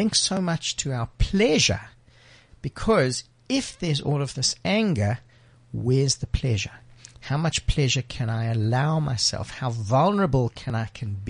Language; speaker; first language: English; native; English